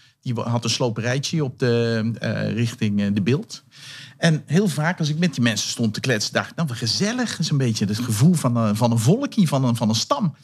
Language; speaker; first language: Dutch; native; Dutch